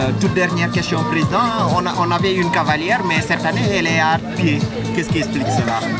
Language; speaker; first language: French; non-native, local second language; Wolof